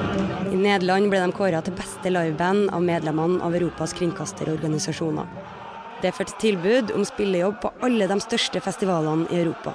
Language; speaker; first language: Norwegian; native; Norwegian